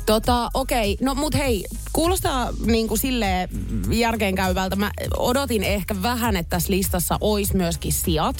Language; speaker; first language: Finnish; native; Finnish